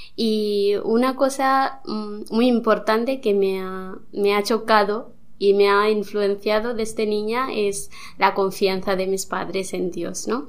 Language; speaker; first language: Spanish; non-native, fluent; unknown